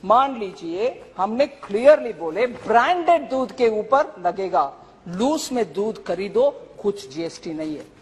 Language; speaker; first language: Hindi; non-native, local second language; Tamil